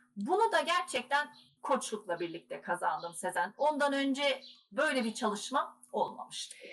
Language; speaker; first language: Turkish; early bilingual, heritage; Turkish